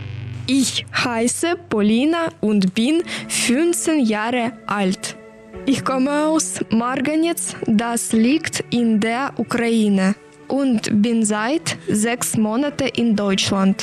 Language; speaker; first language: German; non-native, learner; Ukrainian